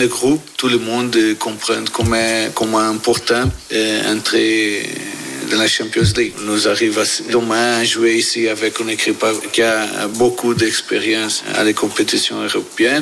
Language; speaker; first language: French; non-native, learner; Portuguese